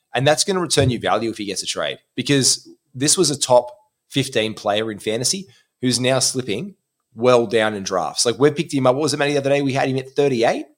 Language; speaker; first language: English; native; English